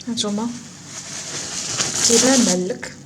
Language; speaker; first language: Arabic; native; Arabic